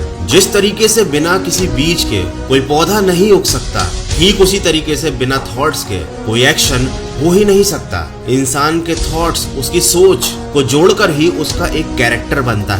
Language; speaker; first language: Hindi; native; Hindi